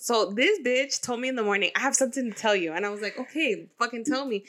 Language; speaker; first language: English; early bilingual, other home language; Spanish